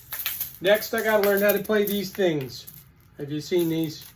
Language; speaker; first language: English; native; English